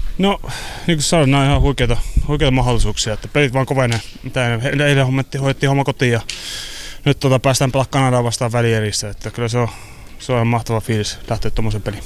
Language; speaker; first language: Finnish; native; Finnish